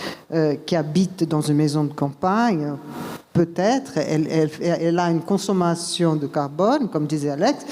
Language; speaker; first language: French; non-native, fluent; Portuguese